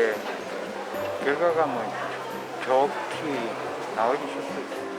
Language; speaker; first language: Korean; native; Korean